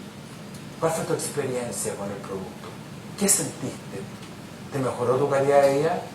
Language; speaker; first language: Spanish; native; Spanish